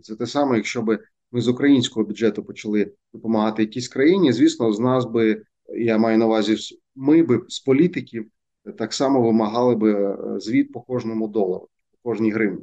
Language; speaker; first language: Ukrainian; native; Ukrainian